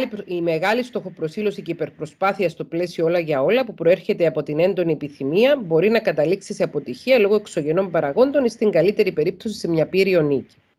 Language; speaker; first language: Greek; native; Greek